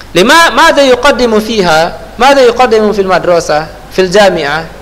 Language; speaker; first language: Arabic; non-native, fluent; Indonesian